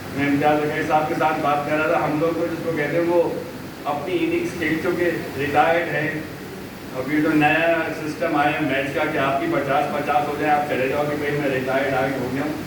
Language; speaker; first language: Urdu; native; Urdu